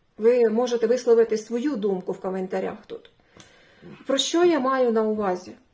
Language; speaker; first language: Ukrainian; non-native, local second language; Russian